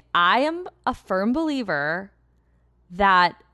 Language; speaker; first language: English; native; English